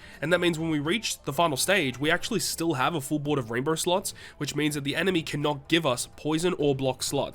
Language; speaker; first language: English; native; English